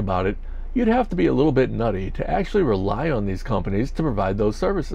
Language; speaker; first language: English; native; English